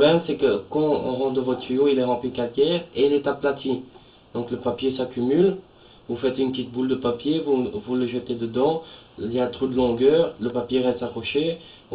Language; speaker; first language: French; native; French